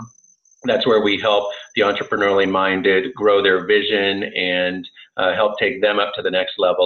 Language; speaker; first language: English; native; English